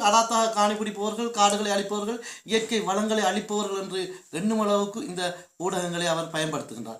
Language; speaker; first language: Tamil; native; Tamil